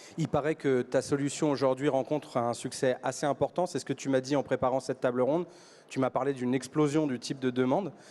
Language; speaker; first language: French; native; French